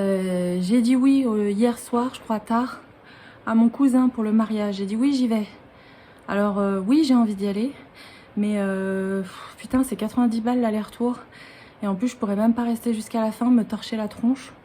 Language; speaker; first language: French; native; French